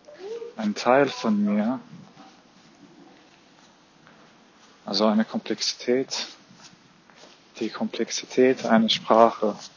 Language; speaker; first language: German; non-native, fluent; Arabic